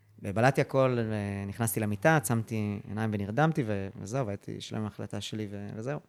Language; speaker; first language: Hebrew; early bilingual, other home language; English